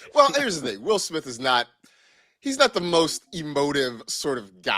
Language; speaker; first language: English; native; English